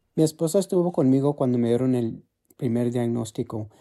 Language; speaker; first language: Spanish; early bilingual, heritage; Spanish